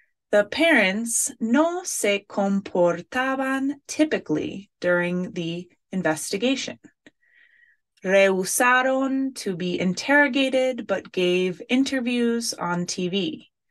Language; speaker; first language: English; native; English